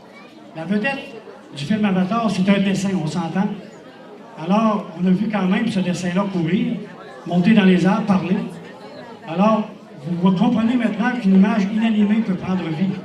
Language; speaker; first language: French; native; French